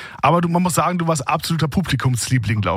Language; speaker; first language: German; native; German